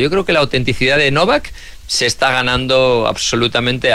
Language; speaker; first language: Spanish; native; Spanish